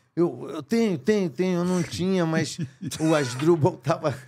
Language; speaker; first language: Portuguese; native; Portuguese